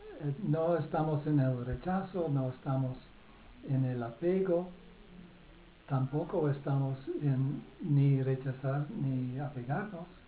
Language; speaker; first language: Spanish; non-native, fluent; English